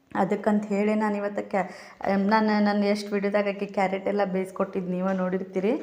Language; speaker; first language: Kannada; native; Kannada